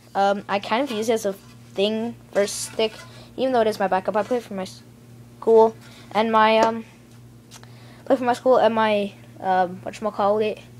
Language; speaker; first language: English; native; English